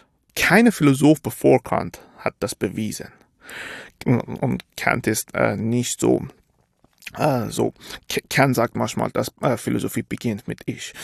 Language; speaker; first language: German; non-native, fluent; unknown